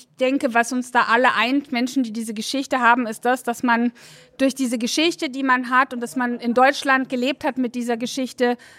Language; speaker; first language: German; early bilingual, other home language; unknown